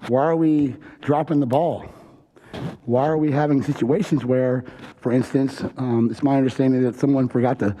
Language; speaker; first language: English; native; English